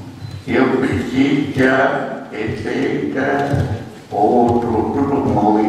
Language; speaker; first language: Portuguese; non-native, local second language; Kayapó